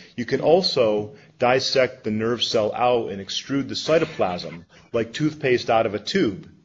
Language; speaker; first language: English; native; English